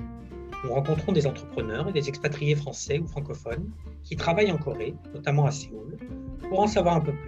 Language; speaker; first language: French; native; French